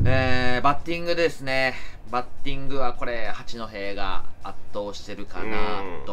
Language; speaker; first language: Japanese; native; Japanese